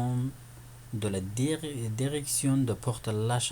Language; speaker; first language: French; non-native, fluent; Persian